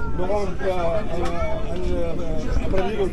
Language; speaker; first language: Spanish; non-native, learner; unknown